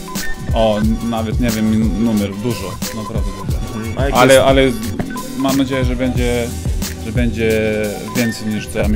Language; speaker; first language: Polish; non-native, learner; Serbian